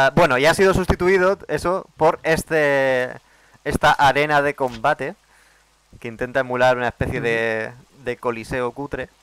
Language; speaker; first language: Spanish; native; Spanish